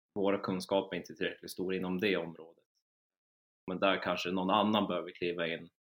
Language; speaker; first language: Swedish; native; Swedish